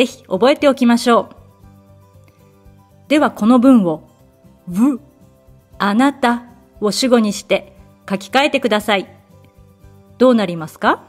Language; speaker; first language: Japanese; native; Japanese